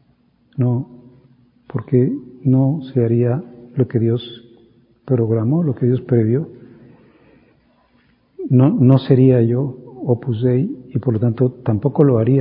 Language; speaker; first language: Spanish; native; Spanish